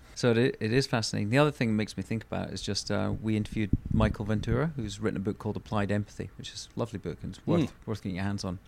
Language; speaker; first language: English; native; English